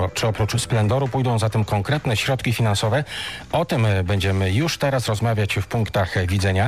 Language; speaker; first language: Polish; native; Polish